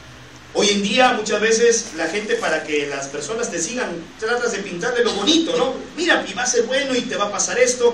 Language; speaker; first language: Spanish; native; Spanish